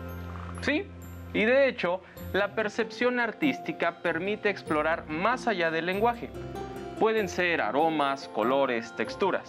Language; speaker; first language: Spanish; native; Spanish